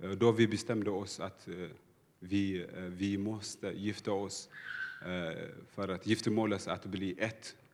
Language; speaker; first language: Swedish; non-native, learner; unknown